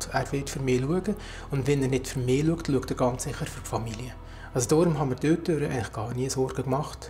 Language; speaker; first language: German; native; German